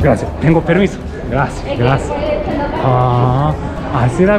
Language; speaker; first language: Spanish; non-native, learner; Japanese